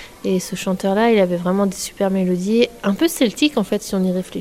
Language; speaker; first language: French; native; French